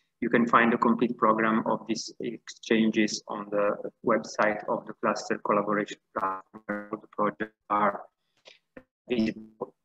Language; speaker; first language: English; non-native, fluent; Italian